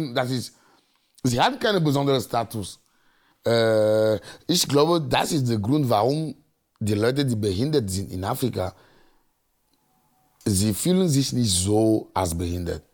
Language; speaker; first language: German; non-native, fluent; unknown